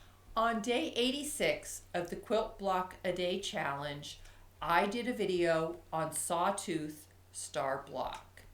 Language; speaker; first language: English; native; English